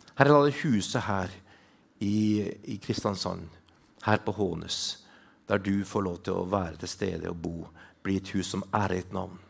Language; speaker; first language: Norwegian; native; Norwegian